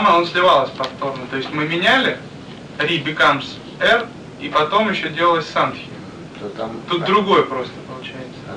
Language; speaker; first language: Russian; native; Russian